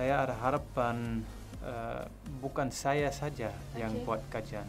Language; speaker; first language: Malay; non-native, fluent; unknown